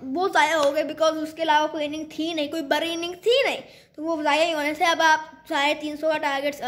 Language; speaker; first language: Urdu; native; Urdu